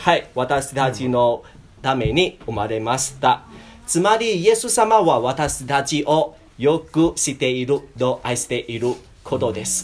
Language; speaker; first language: Japanese; non-native, learner; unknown